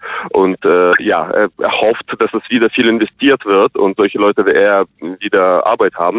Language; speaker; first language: German; non-native, fluent; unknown